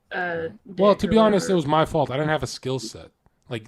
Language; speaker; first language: English; native; English